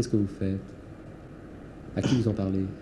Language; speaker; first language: French; native; French